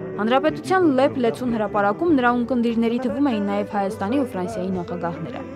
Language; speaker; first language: Armenian; native; Armenian